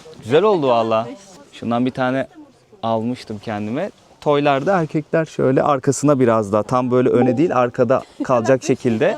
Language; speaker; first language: Turkish; native; Turkish